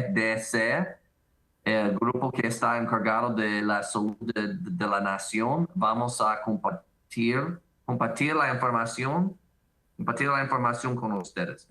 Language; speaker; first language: Spanish; non-native, learner; English